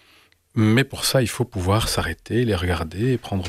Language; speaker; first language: French; native; French